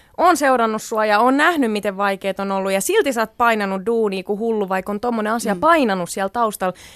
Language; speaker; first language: Finnish; early bilingual, other home language; Sinhala